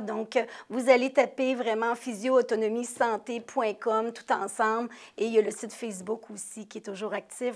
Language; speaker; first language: French; native; French